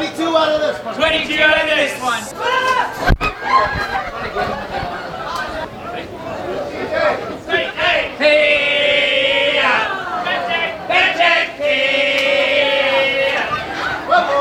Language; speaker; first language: English; native; English